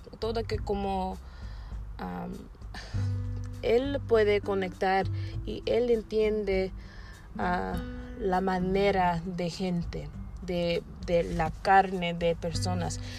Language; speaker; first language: Spanish; non-native, learner; English